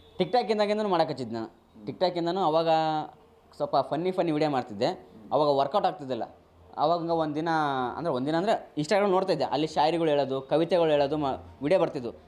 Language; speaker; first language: Kannada; native; Kannada